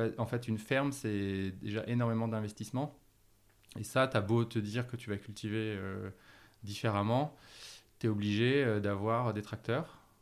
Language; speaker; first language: French; native; French